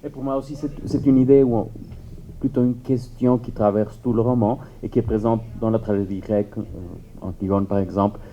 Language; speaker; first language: French; non-native, fluent; Spanish